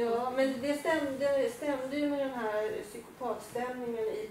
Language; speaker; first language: Swedish; native; Swedish